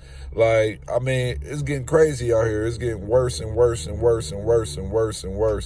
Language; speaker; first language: English; native; English